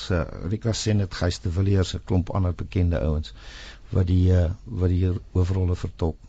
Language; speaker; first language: Afrikaans; non-native, local second language; English